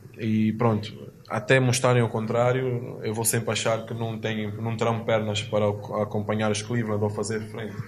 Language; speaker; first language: Portuguese; native; Portuguese